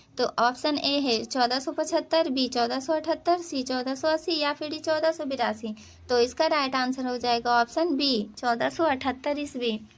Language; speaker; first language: Hindi; native; Hindi